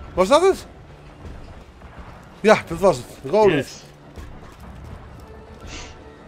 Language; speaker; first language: Dutch; native; Dutch